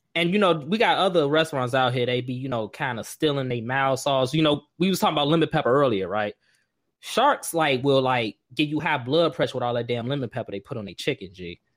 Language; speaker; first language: English; native; English